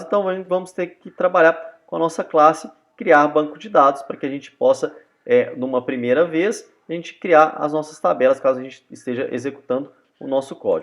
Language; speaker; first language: Portuguese; native; Portuguese